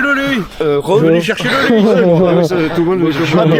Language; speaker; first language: French; native; French